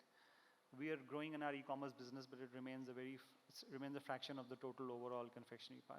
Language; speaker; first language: English; non-native, local second language; Hindi